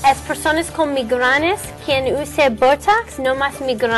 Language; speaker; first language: Spanish; non-native, learner; English